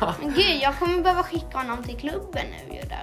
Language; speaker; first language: Swedish; native; Swedish